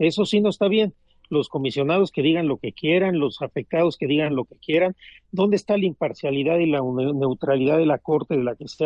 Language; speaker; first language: Spanish; native; Spanish